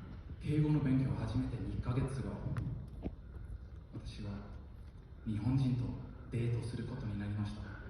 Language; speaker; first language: Japanese; non-native, fluent; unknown